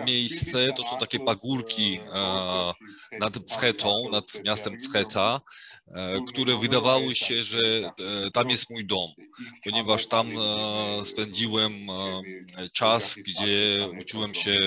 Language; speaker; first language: Polish; non-native, fluent; Georgian